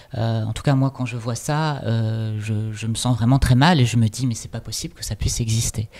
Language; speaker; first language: French; native; French